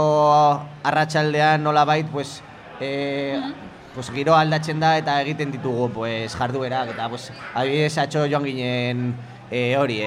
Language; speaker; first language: Basque; non-native, learner; Spanish